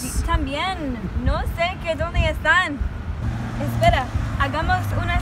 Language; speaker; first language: Spanish; non-native, learner; English